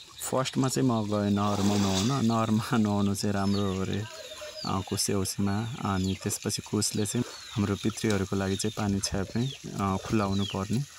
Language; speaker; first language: Nepali; non-native, local second language; Dangaura Tharu